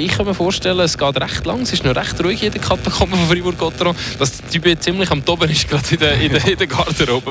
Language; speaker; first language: German; native; German